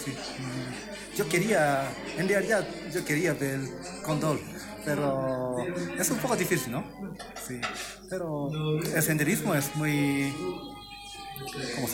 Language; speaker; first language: Spanish; non-native, learner; Japanese